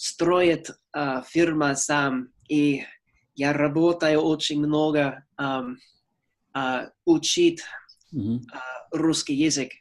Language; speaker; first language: Russian; non-native, learner; English